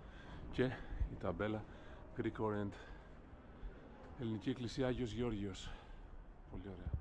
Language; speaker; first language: Greek; native; Greek